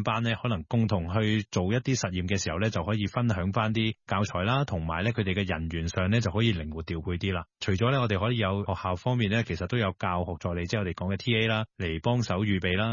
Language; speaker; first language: Cantonese; native; Cantonese